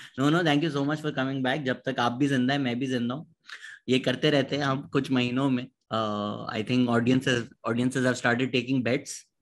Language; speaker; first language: Urdu; native; Urdu